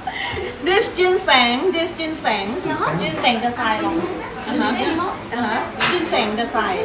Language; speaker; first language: English; non-native, learner; Thai